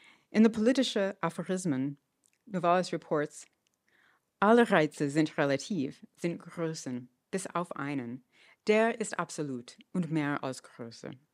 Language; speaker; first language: German; non-native, fluent; English